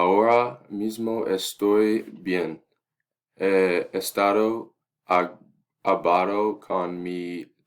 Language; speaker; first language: Spanish; non-native, learner; English